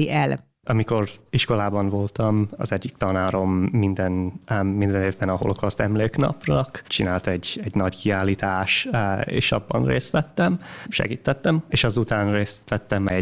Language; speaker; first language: Hungarian; early bilingual, heritage; English